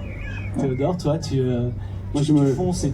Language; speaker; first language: French; native; French